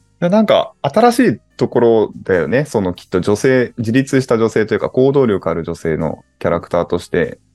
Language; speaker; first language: Japanese; native; Japanese